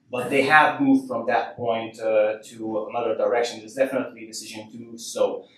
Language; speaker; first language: English; non-native, fluent; Hungarian